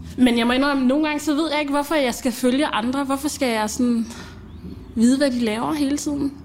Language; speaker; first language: Danish; early bilingual, other home language; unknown